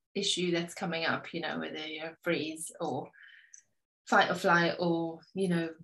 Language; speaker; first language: English; native; English